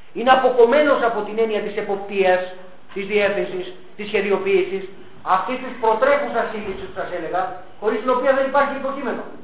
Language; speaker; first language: Greek; early bilingual, heritage; Greek